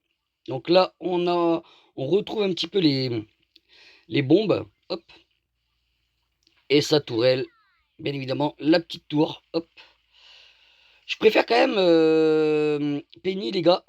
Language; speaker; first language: French; native; French